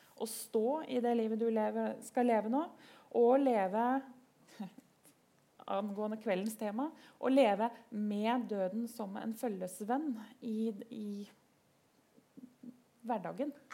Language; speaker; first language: Norwegian; native; Norwegian